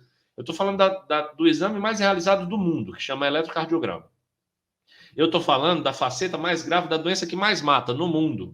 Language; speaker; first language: Portuguese; native; Portuguese